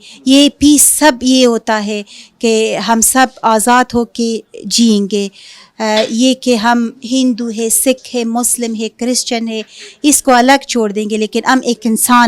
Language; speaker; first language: Hindi; non-native, fluent; Punjabi